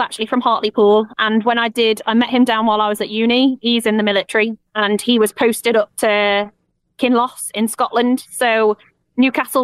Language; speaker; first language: English; native; English